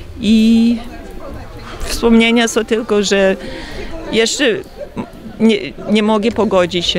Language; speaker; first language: Polish; early bilingual, heritage; Polish